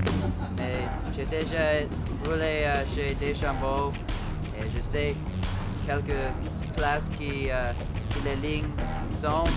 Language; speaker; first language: French; non-native, local second language; English